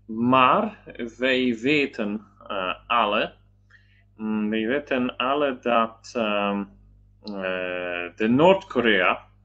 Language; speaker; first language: Dutch; non-native, learner; Polish